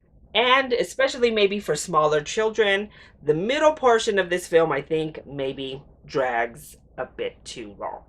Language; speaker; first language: English; native; English